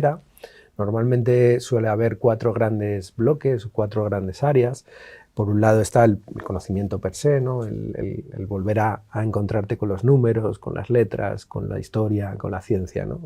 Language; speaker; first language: Spanish; native; Spanish